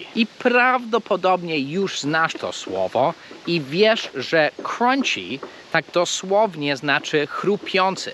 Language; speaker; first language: Polish; non-native, fluent; English